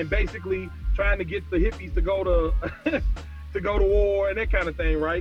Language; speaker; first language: English; native; English